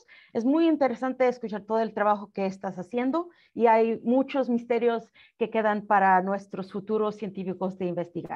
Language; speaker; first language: Spanish; early bilingual, heritage; Spanish